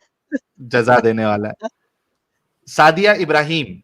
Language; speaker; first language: Hindi; native; Hindi